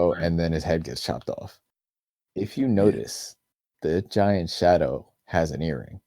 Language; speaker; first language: English; native; English